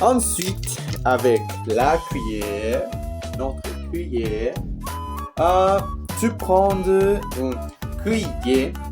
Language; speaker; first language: French; non-native, learner; Spanish